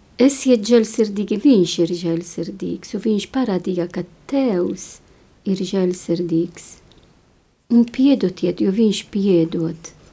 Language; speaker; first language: Latvian; non-native, fluent; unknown